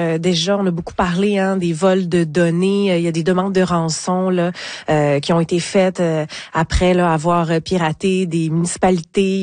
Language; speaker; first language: French; native; French